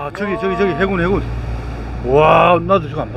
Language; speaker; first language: Korean; native; Korean